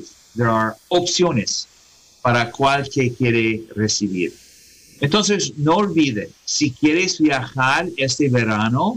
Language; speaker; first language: Spanish; non-native, learner; English